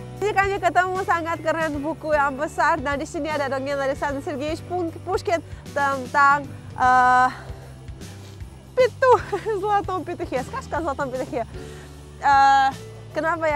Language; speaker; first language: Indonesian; non-native, fluent; Russian